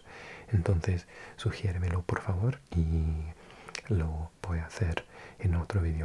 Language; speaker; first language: Spanish; non-native, fluent; English